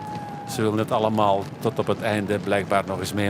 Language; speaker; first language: Dutch; native; Dutch